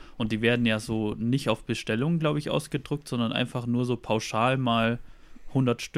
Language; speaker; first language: German; native; German